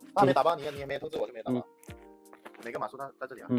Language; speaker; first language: Chinese; native; Chinese